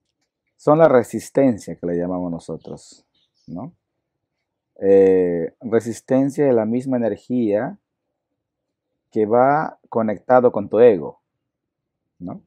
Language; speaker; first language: Spanish; non-native, local second language; Shipibo-Conibo